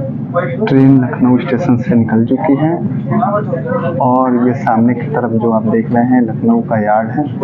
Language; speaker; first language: Hindi; native; Hindi